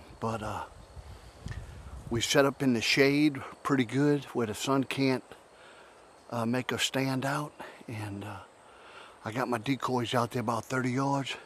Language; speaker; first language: English; native; English